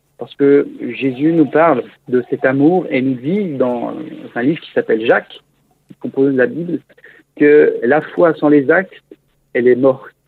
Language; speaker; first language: French; native; French